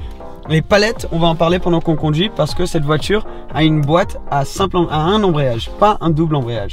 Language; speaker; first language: French; native; French